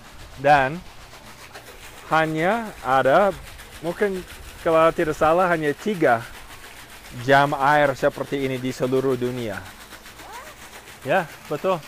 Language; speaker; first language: Indonesian; non-native, fluent; English